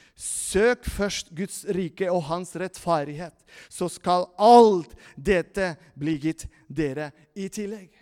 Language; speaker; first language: Norwegian; non-native, fluent; Spanish